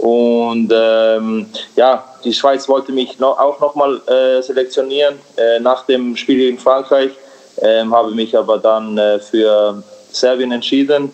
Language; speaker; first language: German; early bilingual, other home language; Serbian